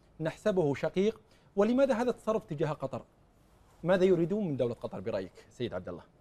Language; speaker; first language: Arabic; native; Arabic